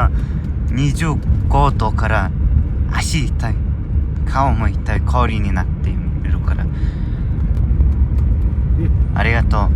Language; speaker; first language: Japanese; non-native, learner; Mongolian